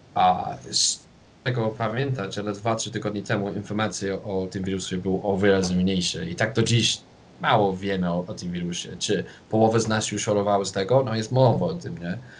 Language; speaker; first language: Polish; non-native, fluent; English